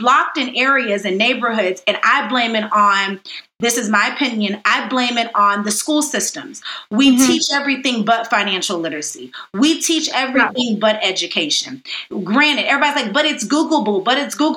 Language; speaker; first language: English; native; English